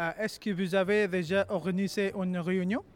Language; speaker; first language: French; non-native, learner; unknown